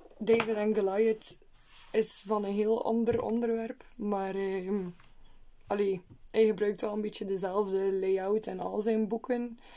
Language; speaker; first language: Dutch; native; Dutch